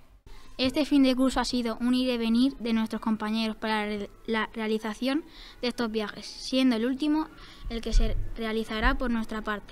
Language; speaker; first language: Spanish; native; Spanish